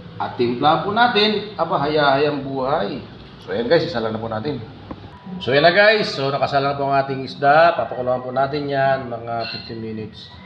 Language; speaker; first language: Filipino; non-native, local second language; Waray